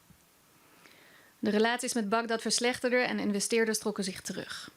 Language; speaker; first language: Dutch; early bilingual, other home language; Kurdish